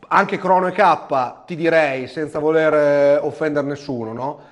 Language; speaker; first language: Italian; native; Italian